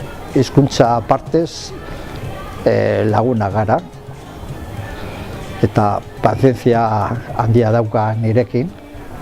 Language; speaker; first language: Basque; non-native, local second language; Spanish